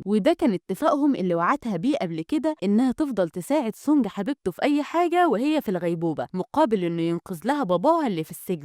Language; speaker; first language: Arabic; native; Arabic